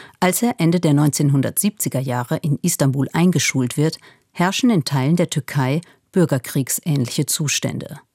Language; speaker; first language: German; native; German